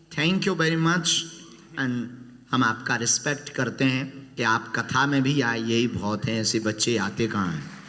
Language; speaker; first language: Hindi; native; Hindi